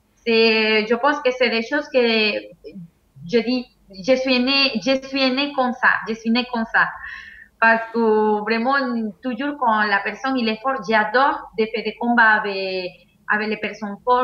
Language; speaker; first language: French; non-native, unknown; Spanish